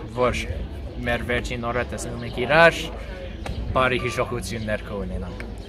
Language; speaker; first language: Armenian; non-native, learner; English